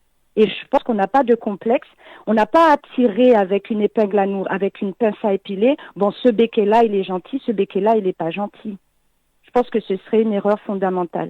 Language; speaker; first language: French; native; French